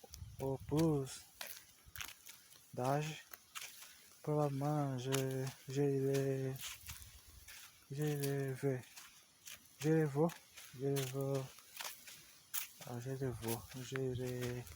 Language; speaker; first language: French; non-native, learner; Portuguese